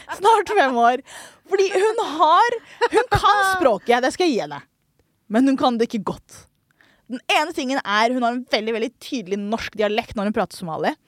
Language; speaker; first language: Norwegian; early bilingual, other home language; Somali